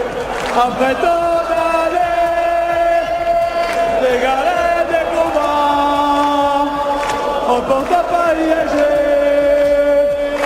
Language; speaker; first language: French; non-native, learner; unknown